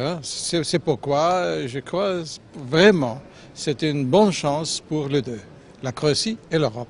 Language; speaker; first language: French; non-native, fluent; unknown